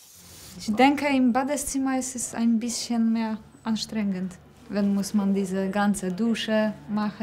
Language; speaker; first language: German; non-native, learner; Polish